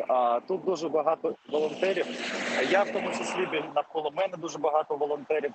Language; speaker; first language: Ukrainian; non-native, fluent; Russian